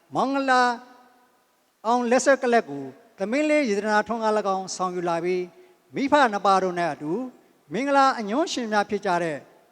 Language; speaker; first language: Burmese; native; Burmese